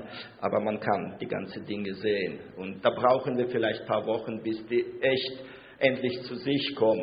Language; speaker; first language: German; non-native, fluent; Russian